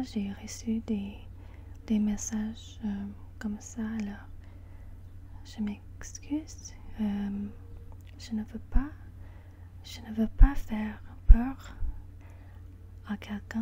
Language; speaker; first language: French; non-native, learner; English